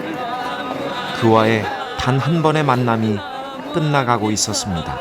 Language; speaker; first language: Korean; native; Korean